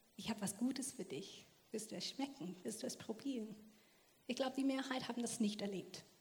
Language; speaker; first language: German; non-native, fluent; English